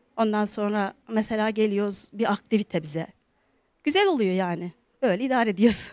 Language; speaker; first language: Turkish; native; Turkish